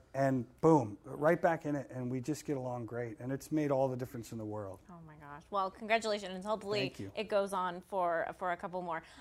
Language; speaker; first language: English; native; English